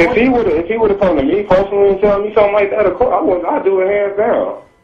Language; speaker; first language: English; native; English